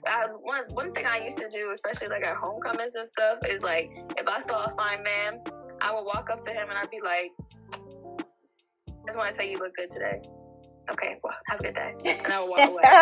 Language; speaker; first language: English; native; English